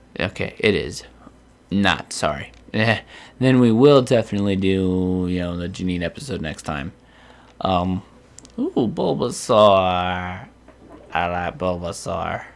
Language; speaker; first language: English; native; English